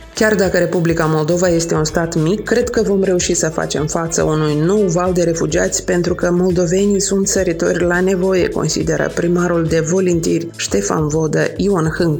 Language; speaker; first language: Romanian; native; Romanian